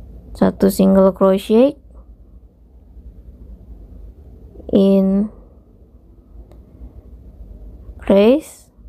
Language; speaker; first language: English; non-native, local second language; Indonesian